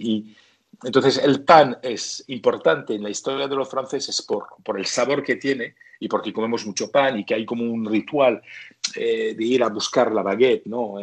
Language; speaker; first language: Spanish; non-native, fluent; French